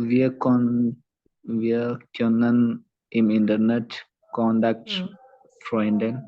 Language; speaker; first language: German; non-native, learner; Malayalam